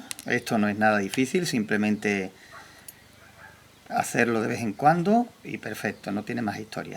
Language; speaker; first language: Spanish; native; Spanish